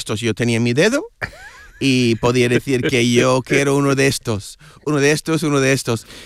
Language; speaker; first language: Spanish; non-native, fluent; English